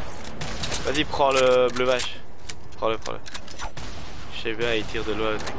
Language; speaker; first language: French; native; French